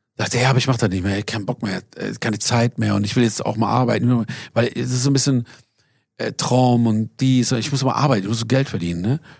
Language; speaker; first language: German; early bilingual, other home language; Persian